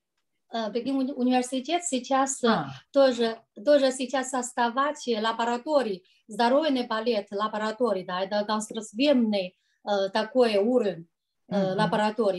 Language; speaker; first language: Russian; non-native, learner; Chinese